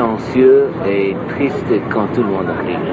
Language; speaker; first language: French; non-native, learner; English